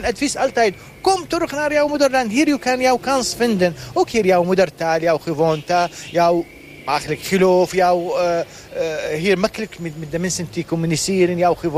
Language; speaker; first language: Dutch; non-native, learner; Arabic